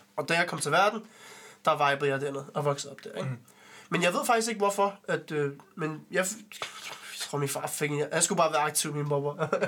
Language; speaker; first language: Danish; early bilingual, other home language; Arabic